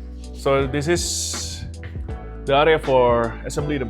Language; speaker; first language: English; non-native, fluent; Indonesian